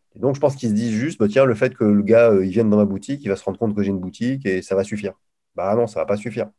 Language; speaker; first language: French; native; French